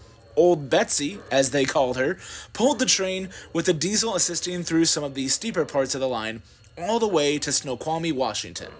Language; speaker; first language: English; native; English